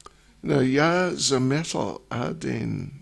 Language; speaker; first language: Russian; non-native, learner; English